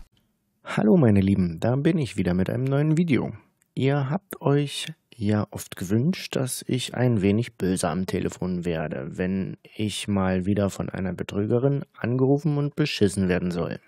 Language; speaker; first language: German; native; German